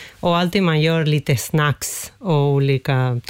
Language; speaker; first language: Swedish; non-native, fluent; Spanish